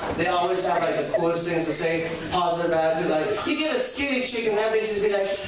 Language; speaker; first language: English; native; English